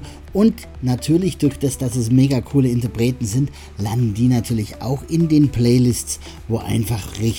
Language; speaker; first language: German; native; German